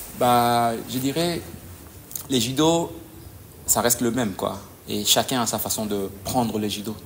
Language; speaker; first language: French; non-native, local second language; Lingala